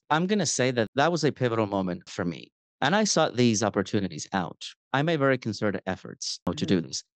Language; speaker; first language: English; non-native, fluent; Spanish